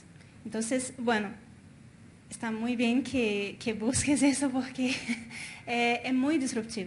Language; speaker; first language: Spanish; non-native, fluent; Portuguese